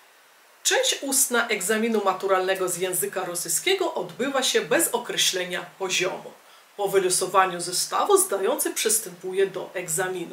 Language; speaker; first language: Polish; native; Polish